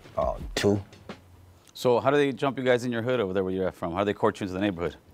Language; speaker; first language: English; native; English